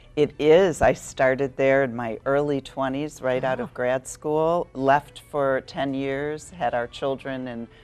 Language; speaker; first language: English; native; English